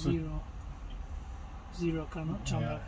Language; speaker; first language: English; non-native, learner; Polish